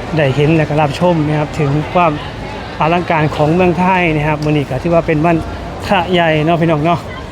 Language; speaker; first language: Thai; native; Thai